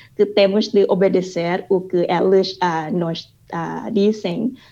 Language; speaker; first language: Portuguese; non-native, fluent; Thai